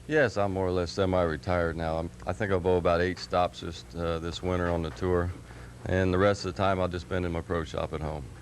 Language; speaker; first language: English; native; English